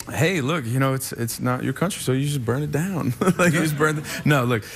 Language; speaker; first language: English; native; English